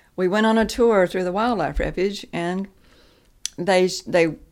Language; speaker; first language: English; native; English